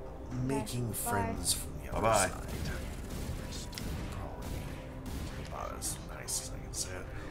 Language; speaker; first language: English; native; English